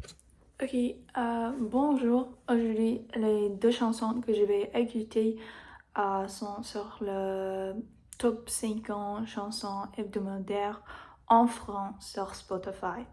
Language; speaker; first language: French; non-native, learner; English